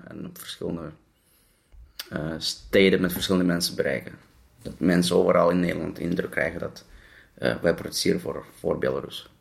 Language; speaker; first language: Dutch; non-native, fluent; Russian